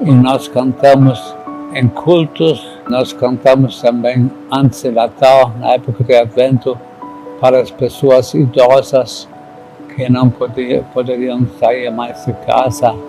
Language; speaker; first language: Portuguese; non-native, fluent; German